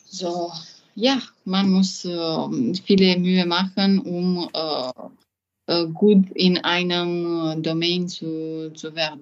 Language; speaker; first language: German; non-native, learner; French